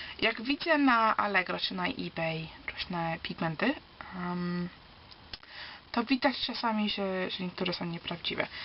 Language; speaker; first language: Polish; early bilingual, heritage; Polish